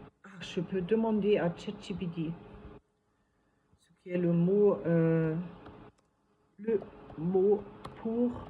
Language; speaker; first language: French; non-native, fluent; German